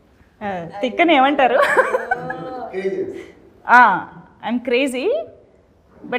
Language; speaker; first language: Telugu; native; Telugu